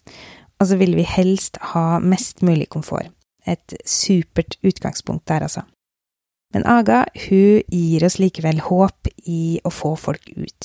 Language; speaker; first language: Norwegian; native; Norwegian